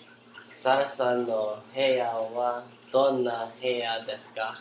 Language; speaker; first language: Japanese; non-native, learner; English